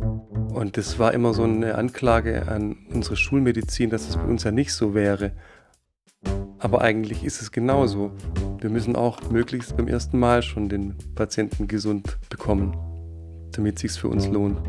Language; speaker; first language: German; native; German